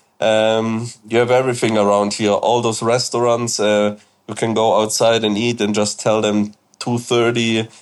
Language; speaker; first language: English; non-native, fluent; German